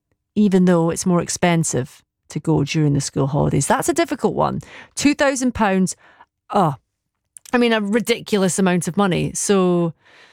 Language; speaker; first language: English; native; English